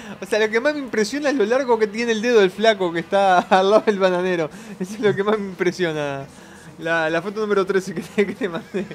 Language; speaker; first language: Spanish; native; Spanish